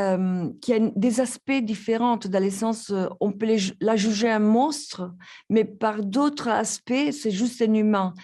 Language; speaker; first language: French; non-native, fluent; Italian